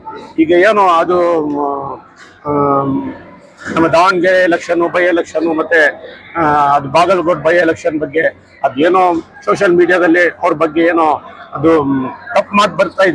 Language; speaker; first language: Kannada; non-native, local second language; Urdu